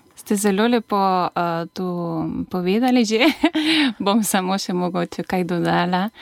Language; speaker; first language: Slovenian; non-native, fluent; Spanish